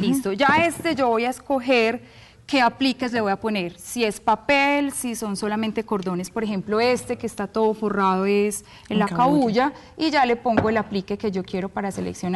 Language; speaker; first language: Spanish; native; Spanish